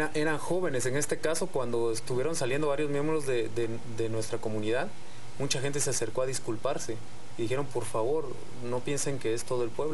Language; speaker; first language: Spanish; native; Spanish